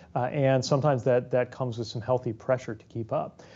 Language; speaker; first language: English; native; English